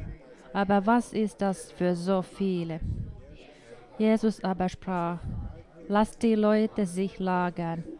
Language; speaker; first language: German; non-native, fluent; Finnish